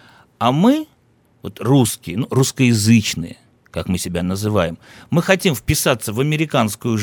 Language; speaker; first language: Russian; native; Russian